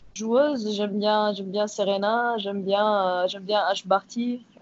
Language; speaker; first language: French; non-native, local second language; Arabic